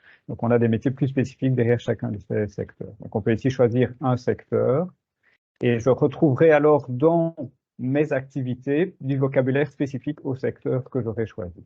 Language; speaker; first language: French; native; French